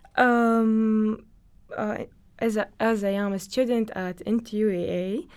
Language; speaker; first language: English; non-native, learner; Arabic